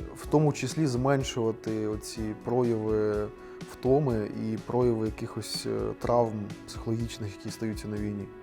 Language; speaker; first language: Ukrainian; native; Ukrainian